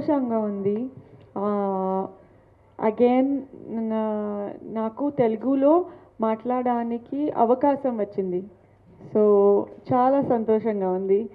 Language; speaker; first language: Telugu; non-native, local second language; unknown